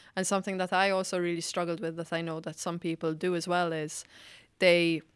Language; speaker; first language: English; non-native, fluent; Maltese